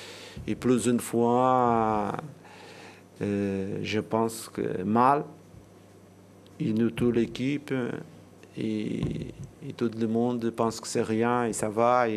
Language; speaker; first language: French; non-native, learner; Portuguese